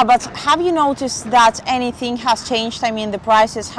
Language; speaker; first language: English; non-native, fluent; Spanish